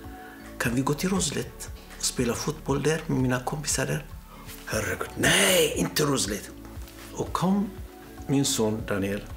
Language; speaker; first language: Swedish; non-native, fluent; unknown